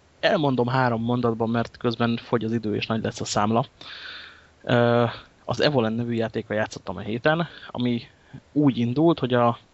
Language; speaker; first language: Hungarian; native; Hungarian